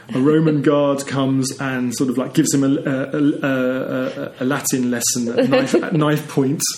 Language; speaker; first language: English; native; English